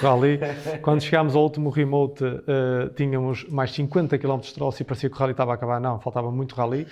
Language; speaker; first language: Portuguese; native; Portuguese